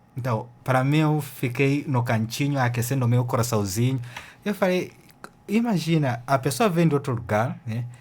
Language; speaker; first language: Portuguese; non-native, fluent; Ganda